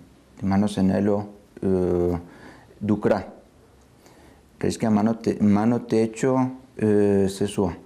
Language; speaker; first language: Lithuanian; non-native, fluent; Spanish